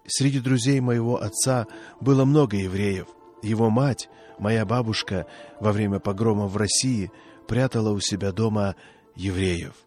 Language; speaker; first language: Russian; non-native, fluent; Swedish